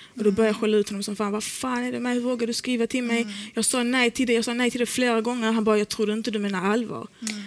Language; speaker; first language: Swedish; early bilingual, other home language; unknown